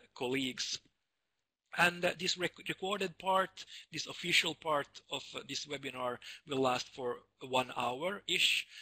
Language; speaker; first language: English; non-native, fluent; Finnish